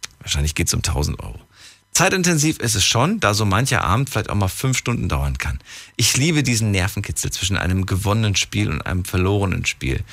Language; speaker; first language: German; native; German